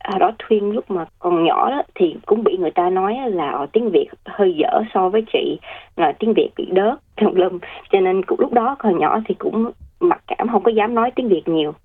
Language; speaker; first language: Vietnamese; early bilingual, heritage; Vietnamese